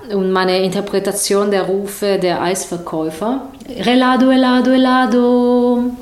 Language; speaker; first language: German; non-native, fluent; Italian